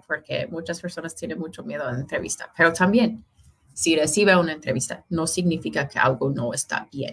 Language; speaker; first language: Spanish; non-native, fluent; English